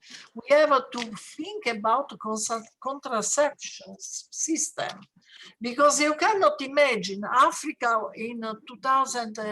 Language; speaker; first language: English; non-native, learner; Italian